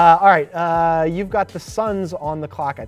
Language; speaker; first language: English; native; English